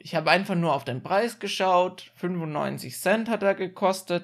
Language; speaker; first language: German; native; German